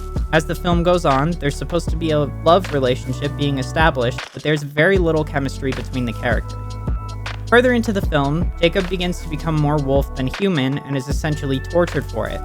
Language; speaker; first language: English; native; English